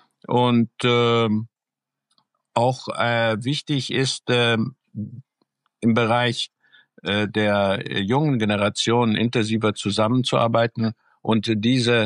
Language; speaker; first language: German; early bilingual, other home language; Greek